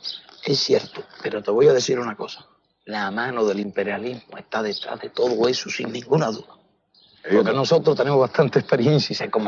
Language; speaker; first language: Spanish; native; Spanish